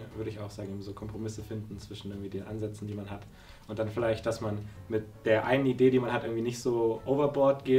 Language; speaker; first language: German; native; German